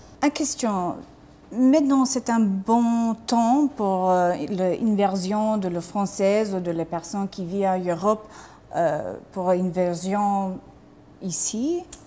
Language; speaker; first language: French; non-native, learner; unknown